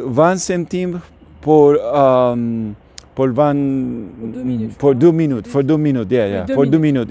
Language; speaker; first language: French; non-native, learner; English